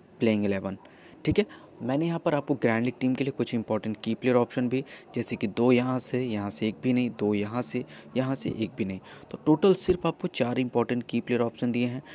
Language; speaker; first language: Hindi; native; Hindi